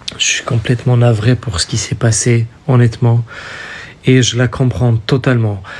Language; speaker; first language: French; native; French